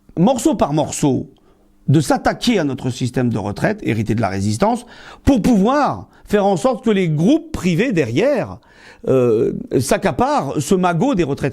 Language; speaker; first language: French; native; French